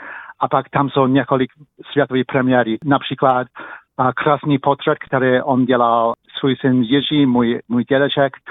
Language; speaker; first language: Czech; early bilingual, heritage; English